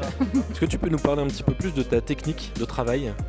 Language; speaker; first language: French; native; French